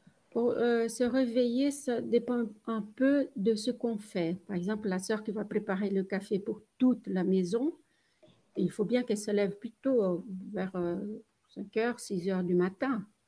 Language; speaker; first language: French; non-native, fluent; Portuguese